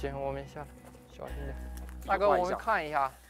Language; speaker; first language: Chinese; native; Chinese